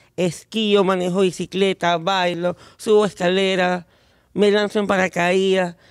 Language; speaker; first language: Spanish; native; Spanish